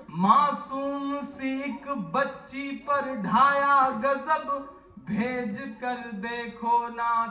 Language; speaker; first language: Hindi; native; Hindi